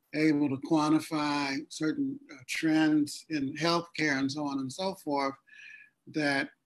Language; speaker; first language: English; native; English